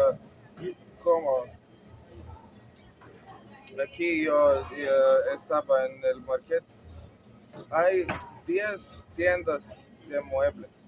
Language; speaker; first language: Spanish; non-native, learner; English